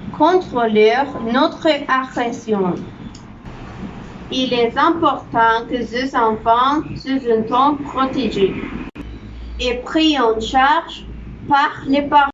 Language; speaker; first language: French; non-native, learner; Spanish